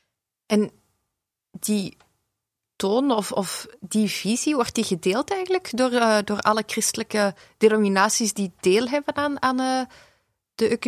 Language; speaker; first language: Dutch; native; Dutch